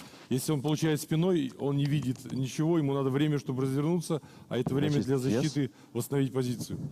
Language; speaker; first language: Russian; native; Russian